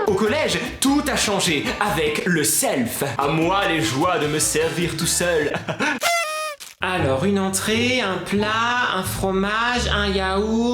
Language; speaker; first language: French; native; French